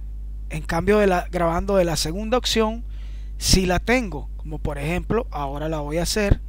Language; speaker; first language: Spanish; native; Spanish